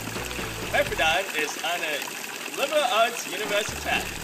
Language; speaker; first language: German; non-native, learner; English